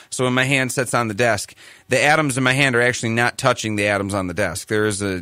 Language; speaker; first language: English; native; English